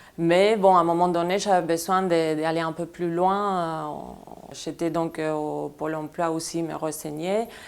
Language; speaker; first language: French; non-native, fluent; Spanish